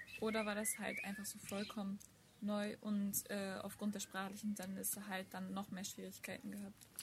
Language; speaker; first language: German; early bilingual, other home language; Turkish